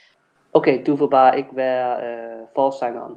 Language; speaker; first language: Danish; non-native, fluent; English